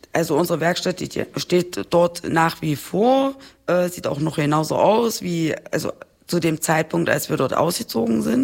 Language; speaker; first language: German; native; German